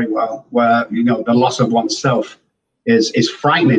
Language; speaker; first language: English; native; English